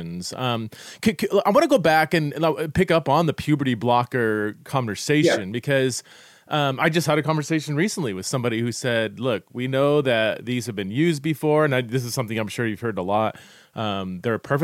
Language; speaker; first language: English; native; English